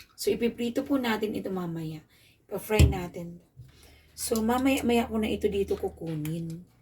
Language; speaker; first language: Filipino; native; Filipino